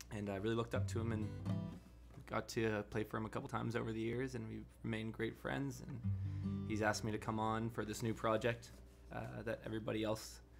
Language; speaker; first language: English; native; English